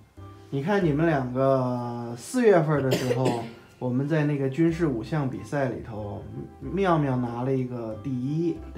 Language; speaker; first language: Chinese; native; Chinese